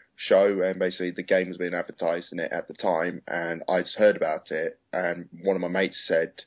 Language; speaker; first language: English; native; English